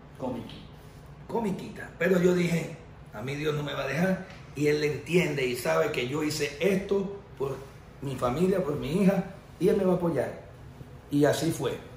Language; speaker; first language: Spanish; native; Spanish